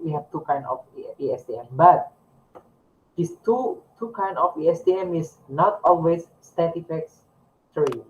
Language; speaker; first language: English; non-native, learner; Indonesian